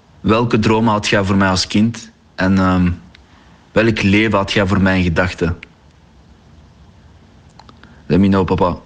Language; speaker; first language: Dutch; early bilingual, other home language; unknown